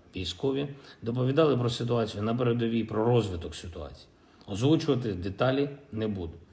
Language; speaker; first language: Ukrainian; non-native, local second language; Russian